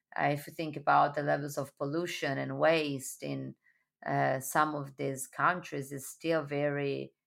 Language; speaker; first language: English; non-native, fluent; Italian